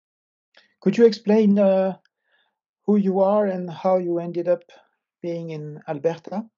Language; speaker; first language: English; non-native, fluent; French